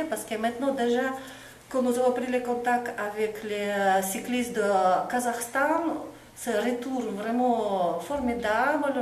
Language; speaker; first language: French; non-native, fluent; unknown